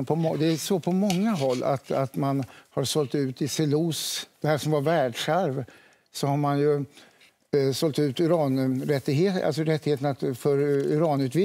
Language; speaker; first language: Swedish; native; Swedish